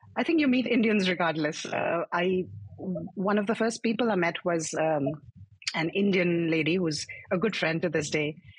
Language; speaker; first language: English; non-native, local second language; Hindi